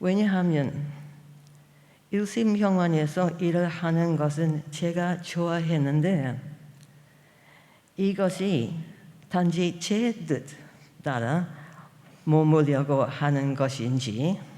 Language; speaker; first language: Korean; non-native, fluent; English